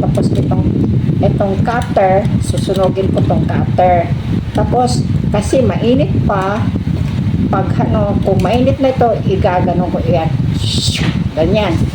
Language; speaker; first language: Filipino; non-native, local second language; Cebuano